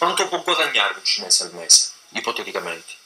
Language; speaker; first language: Italian; native; Italian